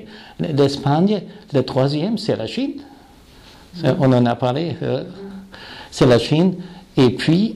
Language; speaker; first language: French; non-native, fluent; German